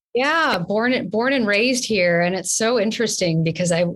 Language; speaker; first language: English; early bilingual, other home language; Spanish